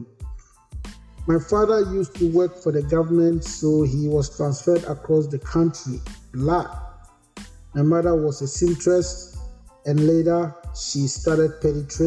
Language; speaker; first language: English; non-native, local second language; Akan